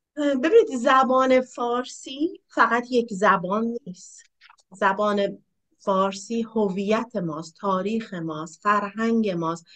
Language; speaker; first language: Persian; native; Persian